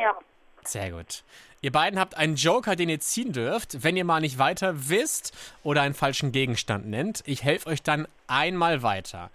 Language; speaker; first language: German; native; German